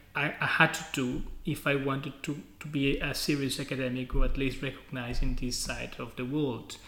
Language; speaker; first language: English; non-native, fluent; Spanish